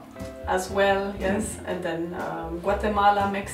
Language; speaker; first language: English; non-native, learner; Slovenian